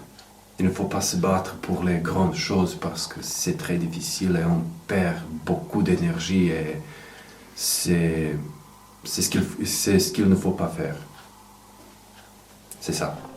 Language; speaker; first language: French; non-native, fluent; Serbian